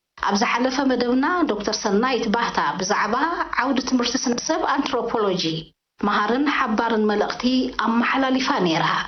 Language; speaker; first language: Tigrinya; native; Tigrinya